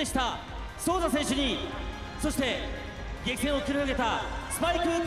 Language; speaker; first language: Japanese; native; Japanese